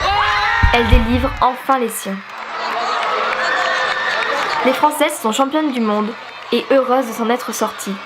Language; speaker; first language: French; native; French